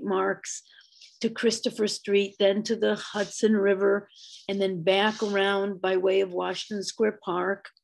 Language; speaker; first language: English; native; English